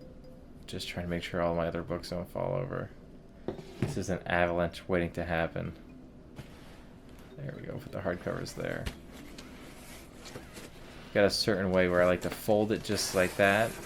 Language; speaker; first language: English; native; English